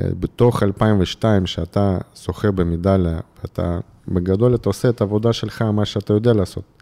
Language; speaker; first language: Hebrew; non-native, fluent; Russian